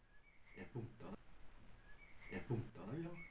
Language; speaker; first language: French; native; French